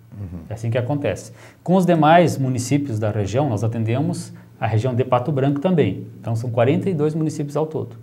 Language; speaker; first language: Portuguese; native; Portuguese